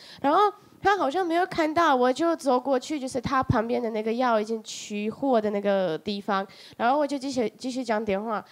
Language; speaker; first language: Chinese; non-native, fluent; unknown